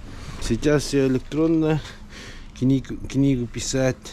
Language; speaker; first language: Russian; non-native, local second language; Yakut